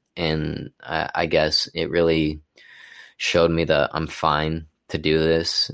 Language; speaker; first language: English; native; English